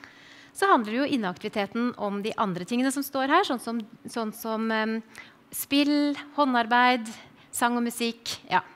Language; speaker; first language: Norwegian; native; Norwegian